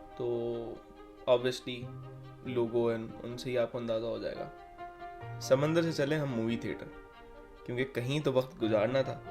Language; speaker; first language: Urdu; native; Urdu